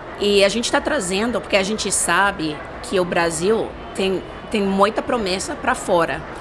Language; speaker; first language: Portuguese; non-native, fluent; English